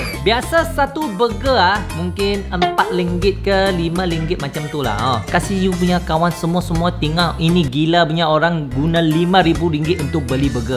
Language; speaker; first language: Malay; non-native, local second language; Chinese